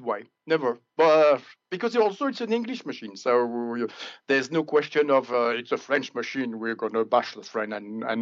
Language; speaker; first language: English; non-native, fluent; French